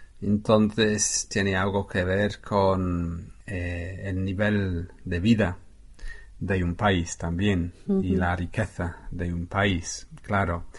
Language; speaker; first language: Spanish; non-native, fluent; English